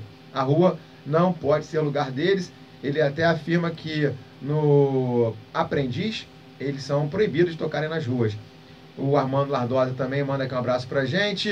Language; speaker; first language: Portuguese; native; Portuguese